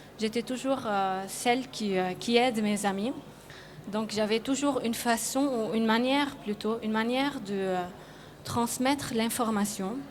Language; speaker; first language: French; non-native, local second language; Arabic